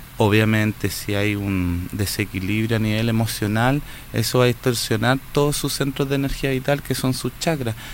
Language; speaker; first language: Spanish; native; Spanish